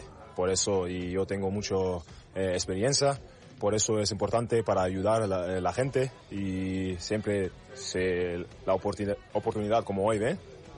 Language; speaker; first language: Spanish; non-native, learner; German